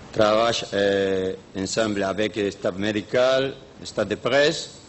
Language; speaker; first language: French; non-native, learner; Spanish